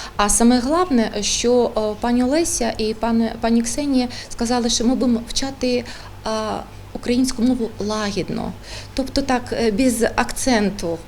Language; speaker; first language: Ukrainian; non-native, local second language; Russian